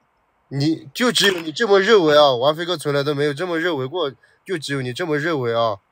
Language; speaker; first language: Chinese; native; Chinese